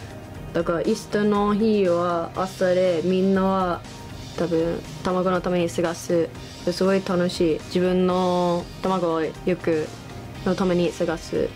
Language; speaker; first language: Japanese; non-native, learner; English